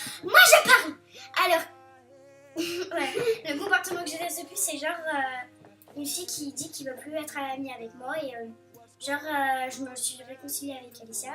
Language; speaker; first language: French; native; French